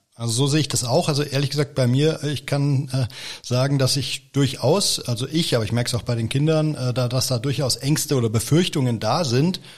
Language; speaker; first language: German; native; German